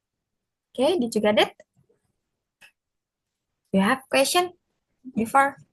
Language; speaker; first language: English; non-native, fluent; Indonesian